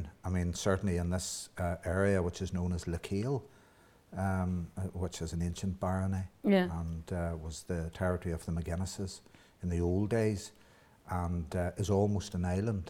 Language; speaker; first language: English; native; English